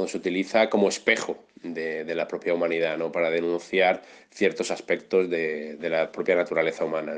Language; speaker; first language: Spanish; native; Spanish